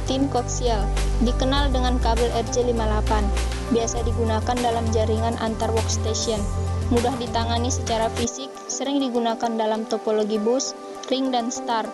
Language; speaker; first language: Indonesian; native; Indonesian